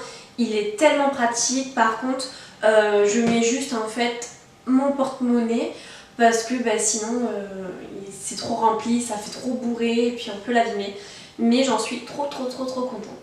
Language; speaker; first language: French; native; French